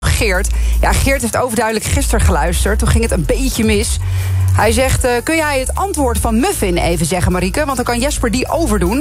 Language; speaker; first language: Dutch; native; Dutch